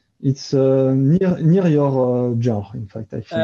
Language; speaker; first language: English; non-native, learner; French